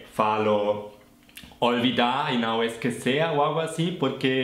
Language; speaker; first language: English; non-native, fluent; German